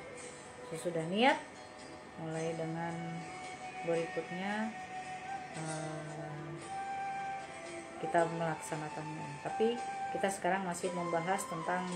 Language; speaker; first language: Indonesian; native; Indonesian